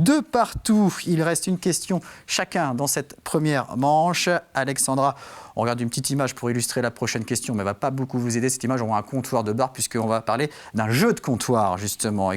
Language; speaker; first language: French; native; French